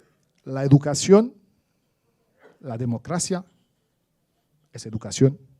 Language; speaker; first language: Spanish; non-native, fluent; Arabic